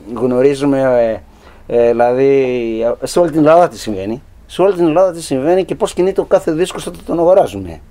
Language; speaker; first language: Greek; native; Greek